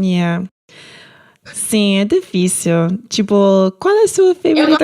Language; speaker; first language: Portuguese; non-native, learner; English